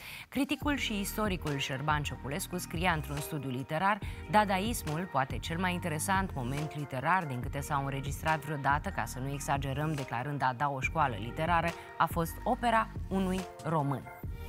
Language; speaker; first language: Romanian; native; Romanian